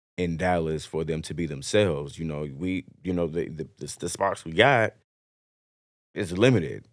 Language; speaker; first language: English; native; English